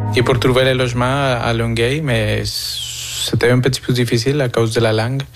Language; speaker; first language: French; non-native, fluent; Spanish